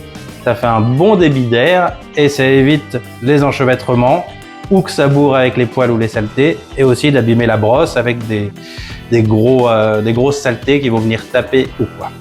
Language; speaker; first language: French; native; French